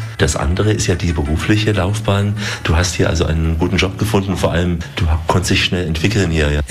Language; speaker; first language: German; native; German